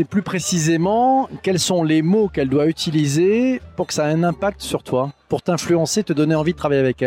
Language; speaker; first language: French; native; French